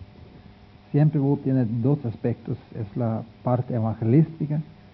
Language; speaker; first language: Spanish; non-native, fluent; Norwegian